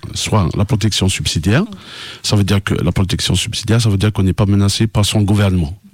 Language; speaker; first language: French; non-native, local second language; Kabyle